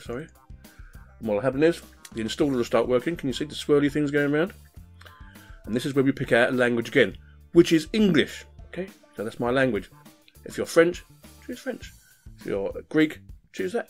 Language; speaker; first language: English; native; English